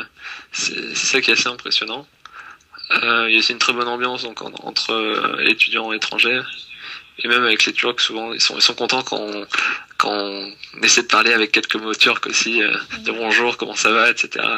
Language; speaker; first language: French; native; French